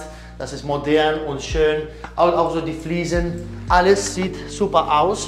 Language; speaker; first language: German; non-native, learner; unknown